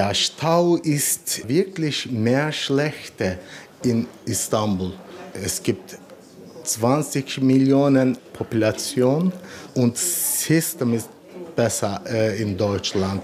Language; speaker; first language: German; non-native, learner; Turkish